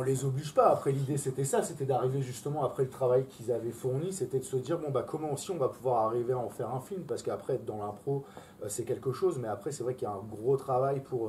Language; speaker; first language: French; native; French